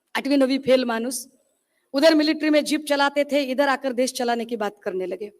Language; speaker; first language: Hindi; non-native, local second language; Marathi